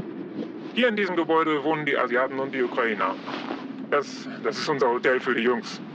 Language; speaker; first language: German; non-native, fluent; Polish